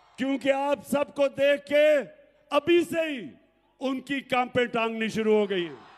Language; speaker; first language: Urdu; native; Urdu